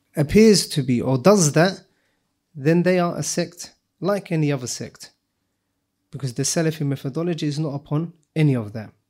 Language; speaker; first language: English; native; English